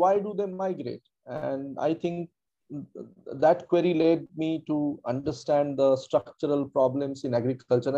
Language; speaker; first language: English; non-native, local second language; Marathi